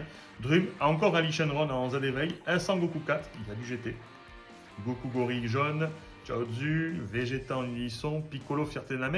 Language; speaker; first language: French; native; French